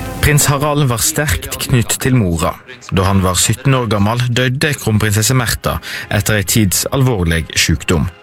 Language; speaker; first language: Norwegian; native; Norwegian